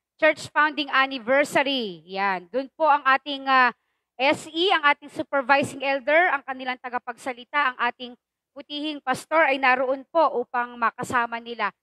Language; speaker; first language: Filipino; native; Filipino